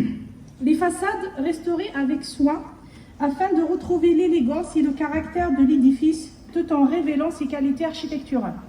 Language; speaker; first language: French; native; French